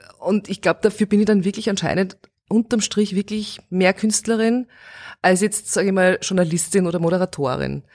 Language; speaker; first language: German; early bilingual, other home language; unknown